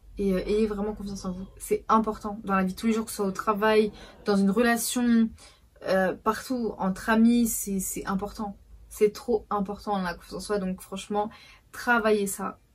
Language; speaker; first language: French; early bilingual, other home language; Portuguese